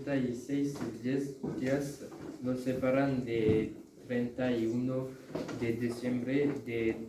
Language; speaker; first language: Spanish; non-native, learner; French